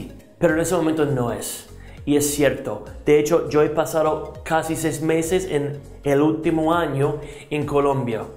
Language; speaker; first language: Spanish; non-native, fluent; English